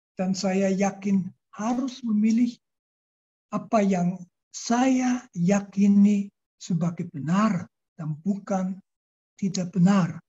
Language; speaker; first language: Indonesian; non-native, fluent; German